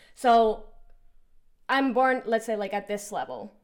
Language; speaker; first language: English; early bilingual, other home language; Spanish